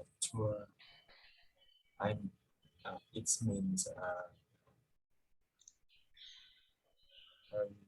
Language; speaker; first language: English; non-native, learner; Vietnamese